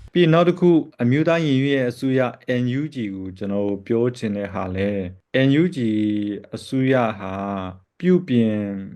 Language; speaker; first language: Burmese; non-native, local second language; Kachin